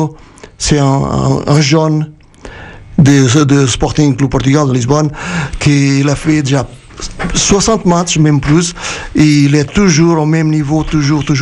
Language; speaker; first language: French; non-native, fluent; Portuguese